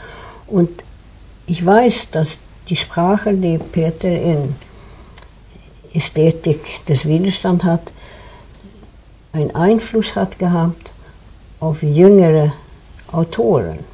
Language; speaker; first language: German; non-native, fluent; Swedish